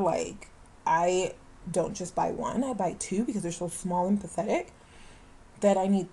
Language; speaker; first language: English; native; English